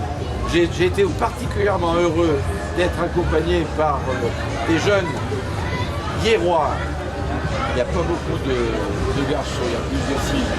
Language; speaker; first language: French; native; French